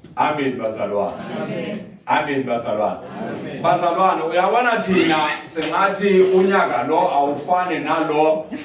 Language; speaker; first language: Zulu; non-native, local second language; Southern Sotho